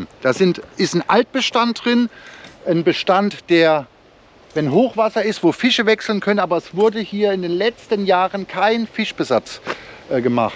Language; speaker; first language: German; native; German